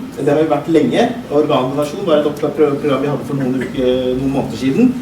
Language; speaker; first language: Norwegian; early bilingual, other home language; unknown